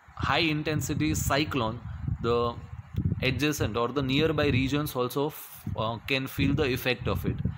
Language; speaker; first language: English; non-native, local second language; Gujarati